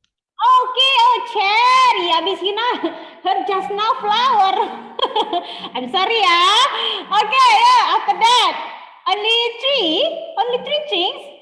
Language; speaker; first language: English; non-native, learner; Indonesian